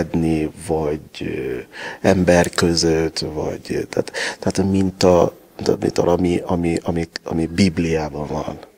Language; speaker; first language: Hungarian; non-native, learner; Yoruba